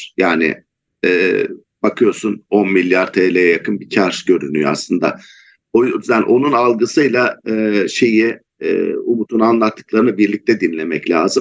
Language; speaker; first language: Turkish; native; Turkish